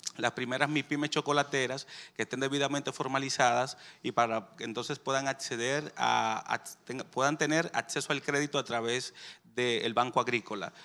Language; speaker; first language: Spanish; native; Spanish